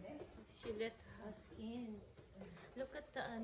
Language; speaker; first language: English; non-native, learner; Japanese